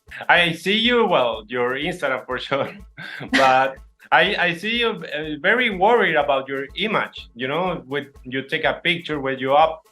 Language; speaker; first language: English; non-native, learner; Spanish